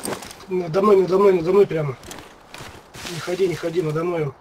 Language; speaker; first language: Russian; native; Russian